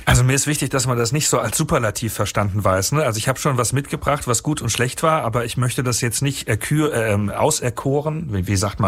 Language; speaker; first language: German; native; German